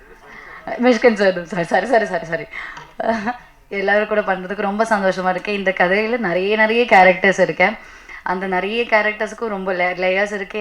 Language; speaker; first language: Tamil; non-native, learner; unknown